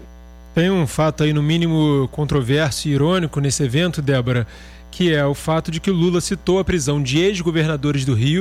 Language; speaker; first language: Portuguese; native; Portuguese